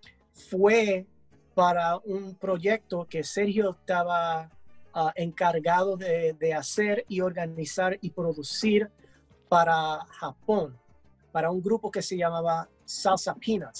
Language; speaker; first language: Spanish; early bilingual, heritage; English